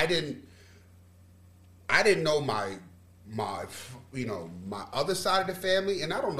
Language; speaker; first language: English; native; English